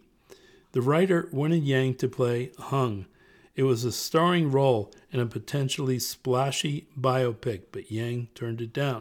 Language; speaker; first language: English; native; English